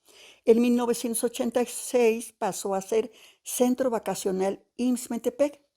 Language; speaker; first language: Spanish; native; Spanish